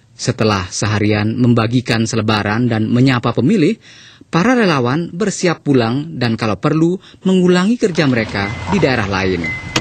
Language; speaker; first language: Indonesian; native; Indonesian